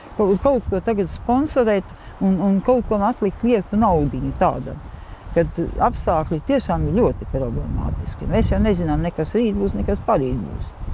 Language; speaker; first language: Latvian; native; Latvian